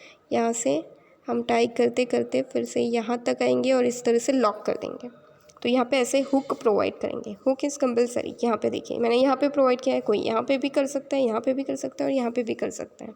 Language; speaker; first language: Hindi; native; Hindi